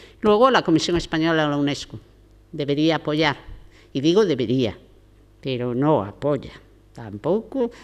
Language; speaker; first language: Galician; non-native, local second language; Spanish